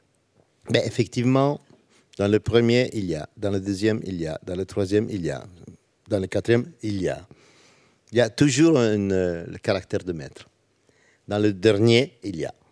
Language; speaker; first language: French; non-native, learner; Italian